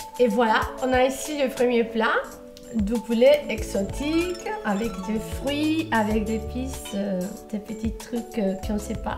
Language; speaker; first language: French; non-native, fluent; Spanish